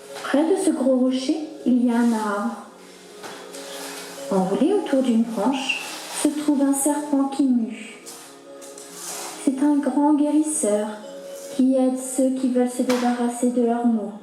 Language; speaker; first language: French; native; French